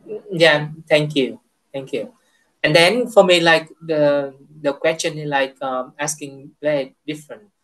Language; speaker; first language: English; non-native, fluent; Vietnamese